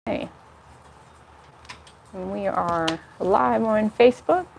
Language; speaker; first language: English; native; English